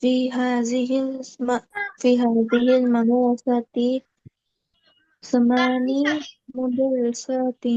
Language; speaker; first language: Arabic; non-native, learner; Bangla